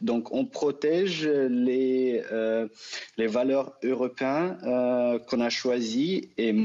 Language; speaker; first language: French; non-native, fluent; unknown